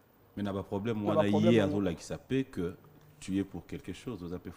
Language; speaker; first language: French; non-native, local second language; Lingala